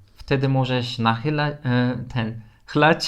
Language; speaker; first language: Polish; non-native, learner; Turkish